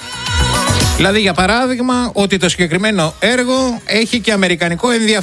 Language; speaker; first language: Greek; native; Greek